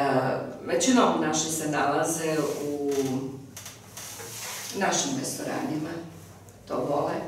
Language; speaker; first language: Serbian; early bilingual, heritage; Serbian